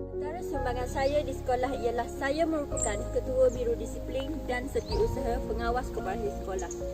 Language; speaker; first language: Malay; native; Malay